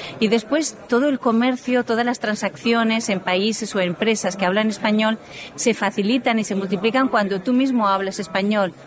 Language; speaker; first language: Spanish; native; Spanish